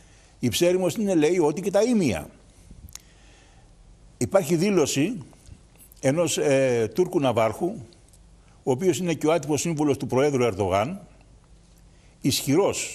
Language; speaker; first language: Greek; native; Greek